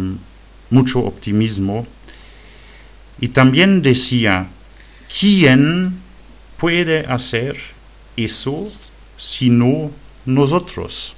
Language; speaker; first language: Spanish; non-native, fluent; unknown